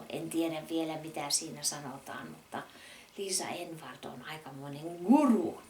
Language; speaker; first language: Finnish; native; Finnish